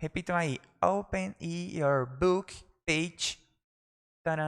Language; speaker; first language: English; non-native, fluent; Portuguese